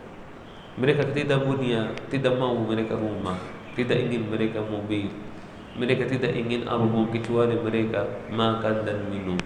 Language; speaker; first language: Indonesian; non-native, learner; Arabic